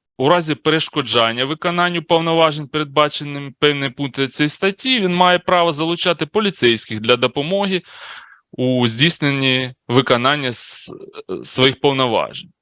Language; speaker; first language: Ukrainian; native; Ukrainian